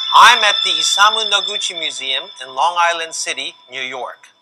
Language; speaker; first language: English; early bilingual, other home language; Korean